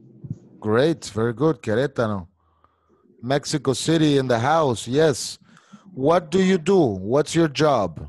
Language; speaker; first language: English; non-native, fluent; Spanish